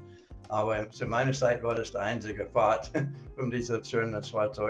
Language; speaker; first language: German; non-native, fluent; English